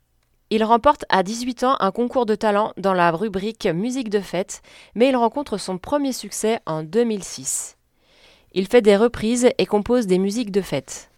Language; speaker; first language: French; native; French